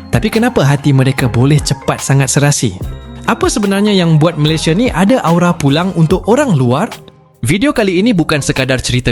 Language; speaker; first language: Malay; native; Malay